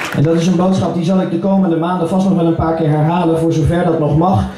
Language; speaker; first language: Dutch; native; Dutch